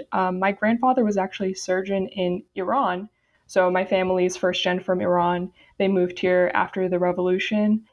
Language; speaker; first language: English; native; English